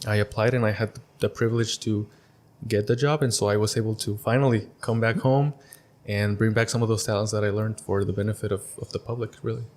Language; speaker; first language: English; early bilingual, other home language; Spanish